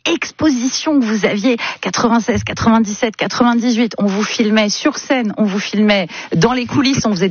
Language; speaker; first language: French; native; French